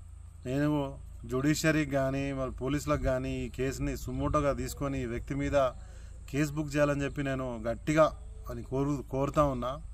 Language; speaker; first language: Telugu; native; Telugu